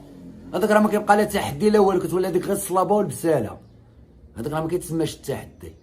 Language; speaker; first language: Arabic; native; Arabic